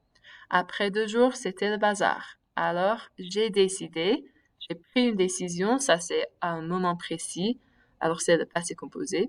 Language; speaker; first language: French; non-native, fluent; English